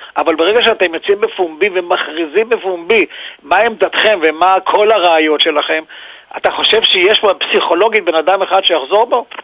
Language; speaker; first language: Hebrew; native; Hebrew